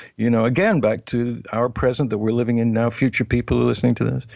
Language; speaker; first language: English; native; English